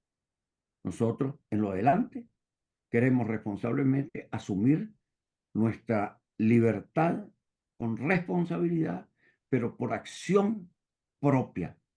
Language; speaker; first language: Spanish; native; Spanish